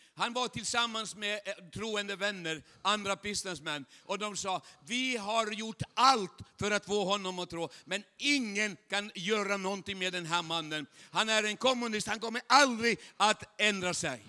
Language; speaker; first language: Swedish; non-native, fluent; Chinese